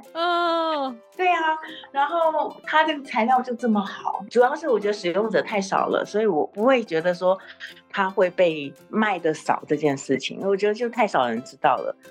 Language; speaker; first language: Chinese; native; Chinese